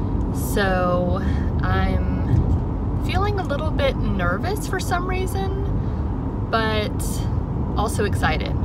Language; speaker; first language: English; native; English